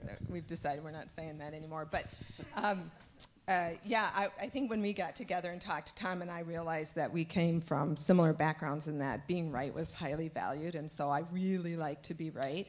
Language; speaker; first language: English; native; English